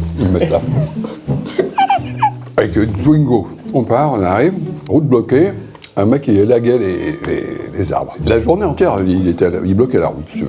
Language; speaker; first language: French; native; French